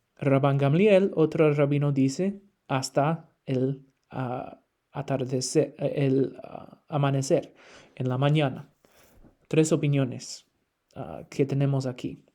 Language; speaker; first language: Spanish; non-native, fluent; English